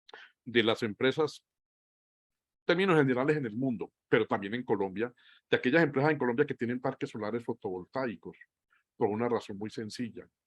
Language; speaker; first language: Spanish; native; Spanish